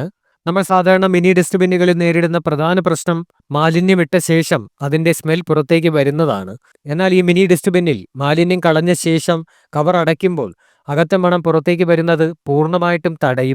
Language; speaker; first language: Malayalam; native; Malayalam